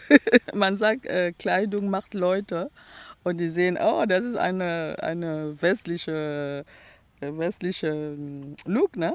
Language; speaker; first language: German; non-native, local second language; French